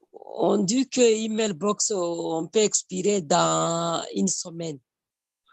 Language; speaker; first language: French; non-native, local second language; Swahili